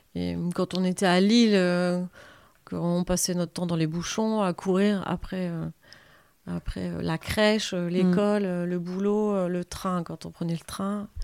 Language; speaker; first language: French; native; French